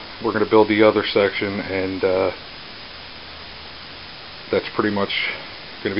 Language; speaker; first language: English; native; English